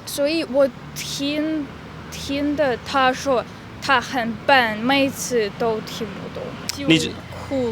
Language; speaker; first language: Chinese; non-native, learner; Russian